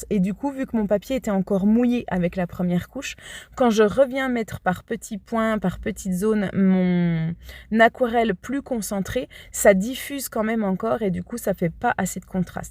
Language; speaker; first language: French; native; French